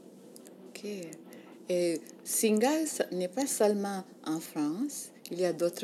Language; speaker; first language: French; non-native, learner; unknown